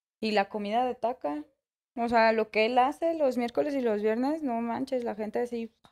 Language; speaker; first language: Spanish; native; Spanish